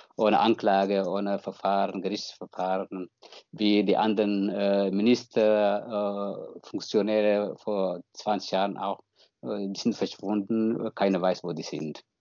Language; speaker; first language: German; non-native, fluent; Tigrinya